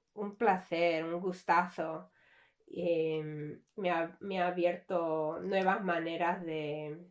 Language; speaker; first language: Spanish; early bilingual, heritage; English